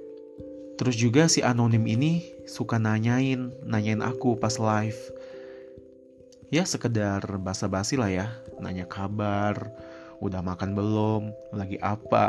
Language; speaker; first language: Indonesian; native; Indonesian